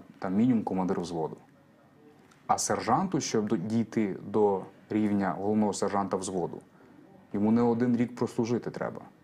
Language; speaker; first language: Ukrainian; native; Ukrainian